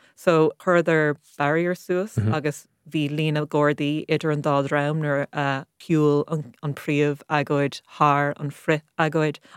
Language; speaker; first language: Irish; non-native, local second language; English